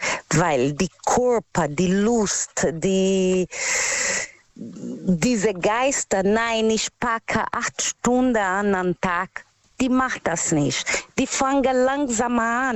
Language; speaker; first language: German; non-native, learner; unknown